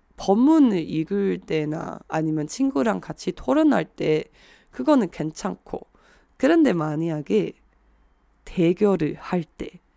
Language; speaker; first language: Korean; non-native, fluent; Chinese